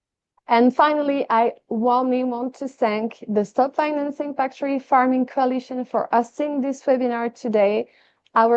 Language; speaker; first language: English; non-native, fluent; French